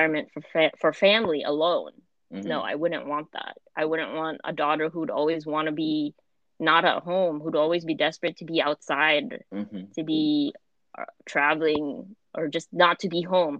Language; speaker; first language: English; non-native, fluent; German